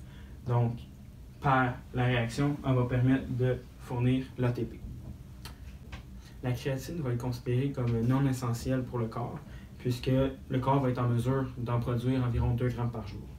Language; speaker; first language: French; native; French